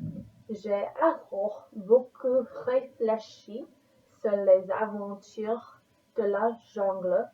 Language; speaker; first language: French; non-native, learner; English